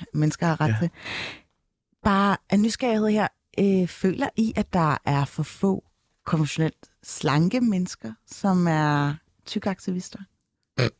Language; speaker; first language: Danish; early bilingual, other home language; Turkish